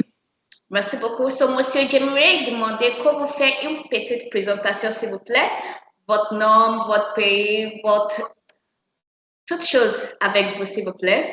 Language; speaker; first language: French; non-native, learner; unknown